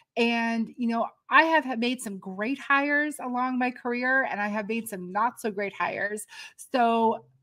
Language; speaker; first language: English; native; English